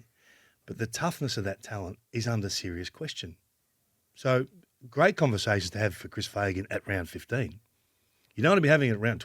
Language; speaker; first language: English; native; English